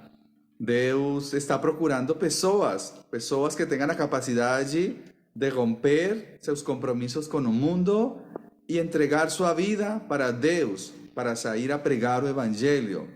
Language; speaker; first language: Portuguese; non-native, fluent; Spanish